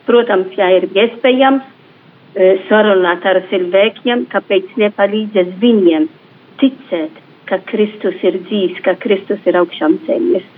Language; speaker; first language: Latvian; non-native, fluent; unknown